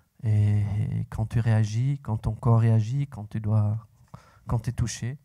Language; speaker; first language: French; non-native, local second language; Dutch